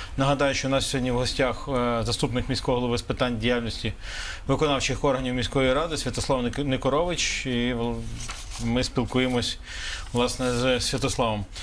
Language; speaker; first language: Ukrainian; native; Ukrainian